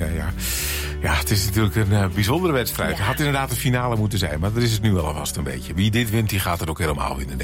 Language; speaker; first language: Dutch; native; Dutch